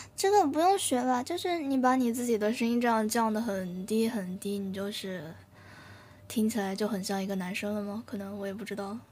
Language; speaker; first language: Chinese; native; Chinese